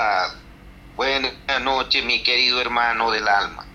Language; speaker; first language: Spanish; non-native, local second language; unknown